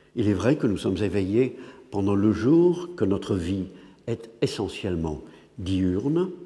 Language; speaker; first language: French; non-native, fluent; English